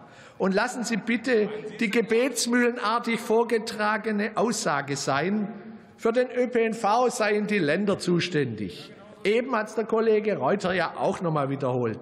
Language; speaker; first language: German; native; German